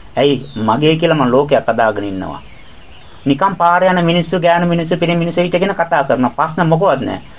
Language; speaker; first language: Sinhala; non-native, fluent; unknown